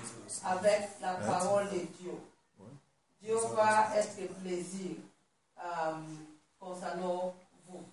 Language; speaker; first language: French; non-native, learner; Swahili